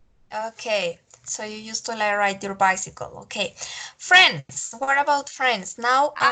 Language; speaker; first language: English; non-native, fluent; Spanish